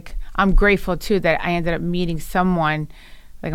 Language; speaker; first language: English; early bilingual, other home language; Italian